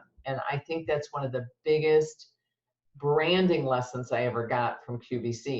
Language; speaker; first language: English; native; English